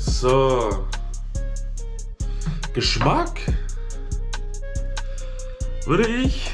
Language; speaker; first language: German; native; German